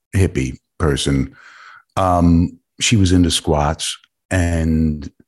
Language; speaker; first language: English; native; English